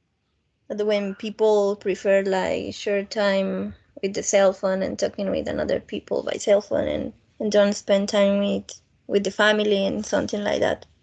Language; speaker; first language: English; non-native, fluent; Spanish